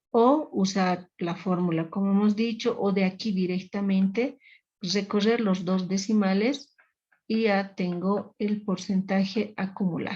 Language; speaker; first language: Spanish; native; Spanish